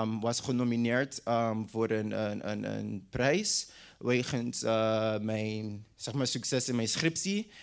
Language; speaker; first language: Dutch; non-native, local second language; English